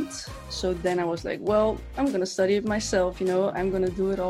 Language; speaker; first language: English; non-native, fluent; Dutch